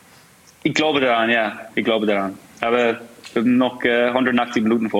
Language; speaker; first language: German; non-native, fluent; English